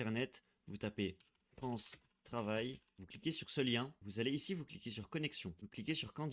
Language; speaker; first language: French; native; French